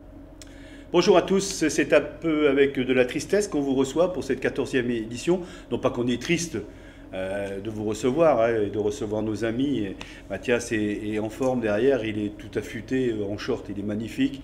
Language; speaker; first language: French; native; French